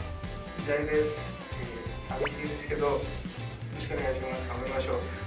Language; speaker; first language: Japanese; non-native, learner; Hindi